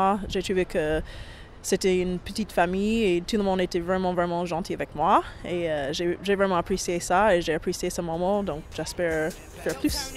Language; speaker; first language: French; non-native, fluent; English